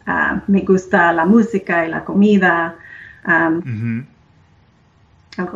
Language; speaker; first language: Spanish; non-native, learner; English